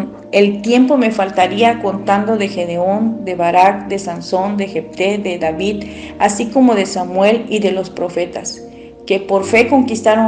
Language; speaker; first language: Spanish; native; Spanish